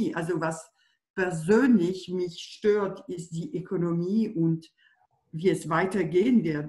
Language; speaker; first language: German; non-native, fluent; French